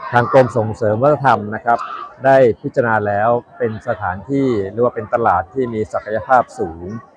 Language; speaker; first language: Thai; native; Thai